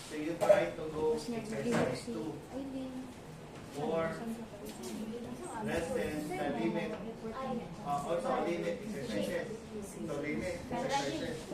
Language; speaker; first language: English; non-native, local second language; Cebuano